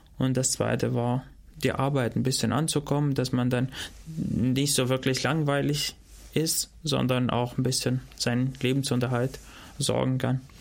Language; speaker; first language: German; non-native, fluent; Albanian